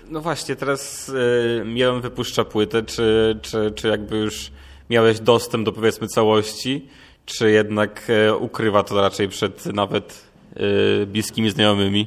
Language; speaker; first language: Polish; native; Polish